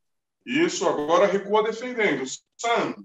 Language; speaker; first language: Portuguese; native; Portuguese